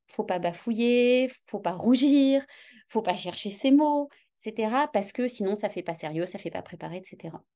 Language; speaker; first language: French; native; French